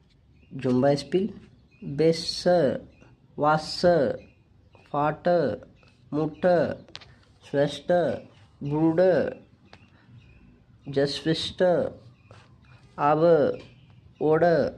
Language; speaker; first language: German; non-native, fluent; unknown